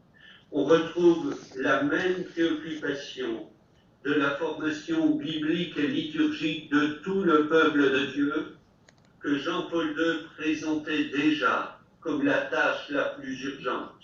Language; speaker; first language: French; native; French